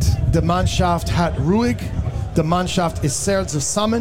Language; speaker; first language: German; non-native, learner; English